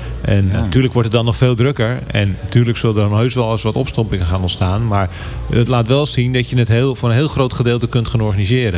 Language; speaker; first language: Dutch; native; Dutch